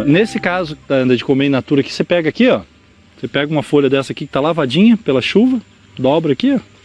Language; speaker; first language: Portuguese; native; Portuguese